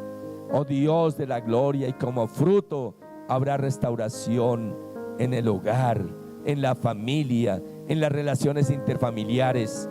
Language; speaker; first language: Spanish; native; Spanish